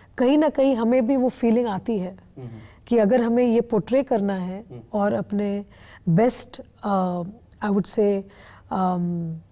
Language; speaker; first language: Hindi; non-native, local second language; Bangla